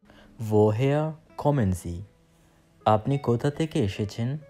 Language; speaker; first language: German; non-native, fluent; Bangla